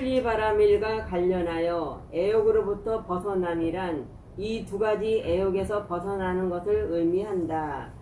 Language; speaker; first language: Korean; native; Korean